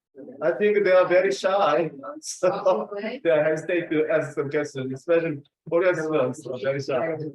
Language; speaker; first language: English; non-native, fluent; Korean